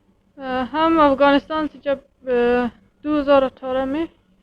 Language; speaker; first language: Hindi; non-native, learner; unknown